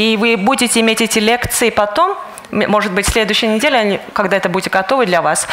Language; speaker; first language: Russian; non-native, fluent; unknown